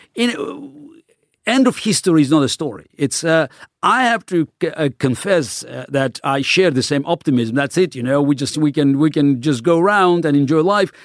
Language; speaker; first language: English; non-native, fluent; Russian